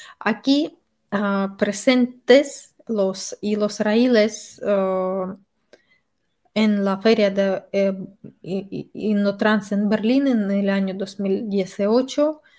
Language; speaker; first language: Spanish; non-native, fluent; Russian